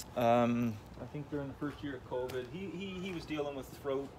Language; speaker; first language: English; native; English